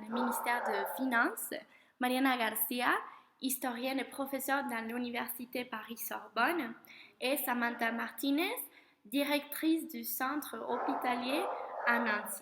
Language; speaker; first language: French; non-native, learner; Spanish